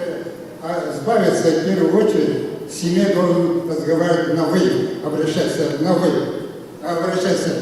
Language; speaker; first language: Russian; non-native, local second language; Kazakh